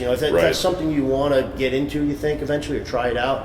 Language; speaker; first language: English; native; English